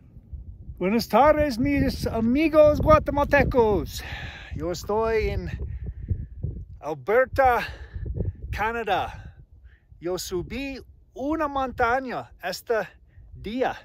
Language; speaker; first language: Spanish; non-native, learner; English